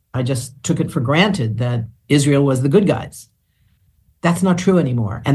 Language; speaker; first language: English; native; English